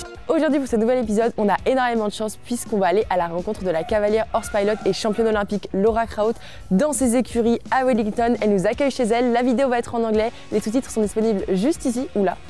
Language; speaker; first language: French; native; French